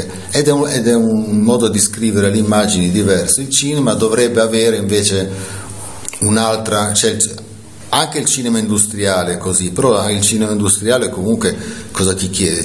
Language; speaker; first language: Italian; native; Italian